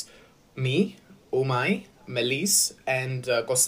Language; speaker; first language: English; non-native, fluent; Greek